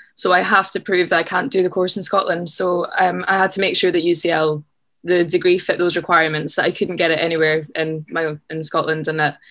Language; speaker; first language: English; native; English